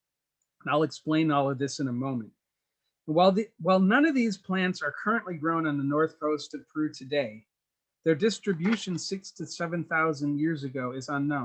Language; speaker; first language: English; native; English